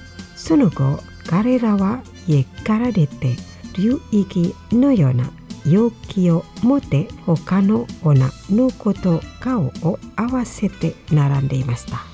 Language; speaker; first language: Japanese; non-native, fluent; Indonesian